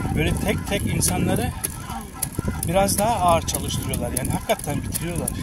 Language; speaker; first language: Turkish; early bilingual, heritage; Turkish